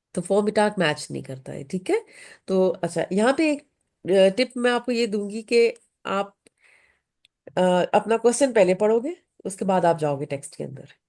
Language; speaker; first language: Urdu; native; Urdu